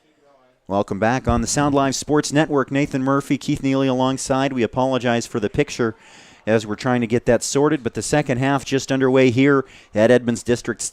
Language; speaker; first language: English; native; English